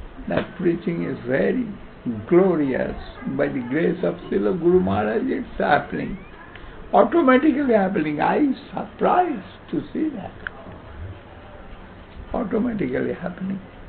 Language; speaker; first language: English; non-native, local second language; Bangla